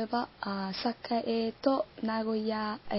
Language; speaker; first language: Japanese; non-native, learner; Vietnamese